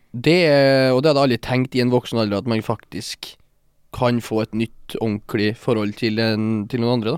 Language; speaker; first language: Norwegian; early bilingual, other home language; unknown